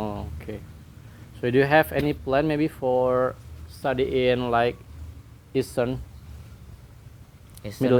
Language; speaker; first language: English; non-native, learner; Indonesian